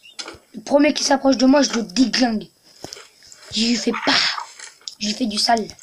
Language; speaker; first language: French; native; French